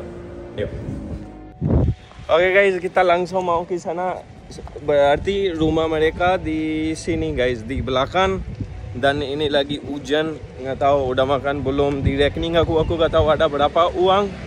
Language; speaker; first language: Indonesian; non-native, learner; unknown